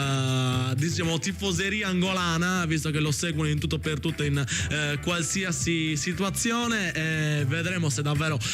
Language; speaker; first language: Italian; native; Italian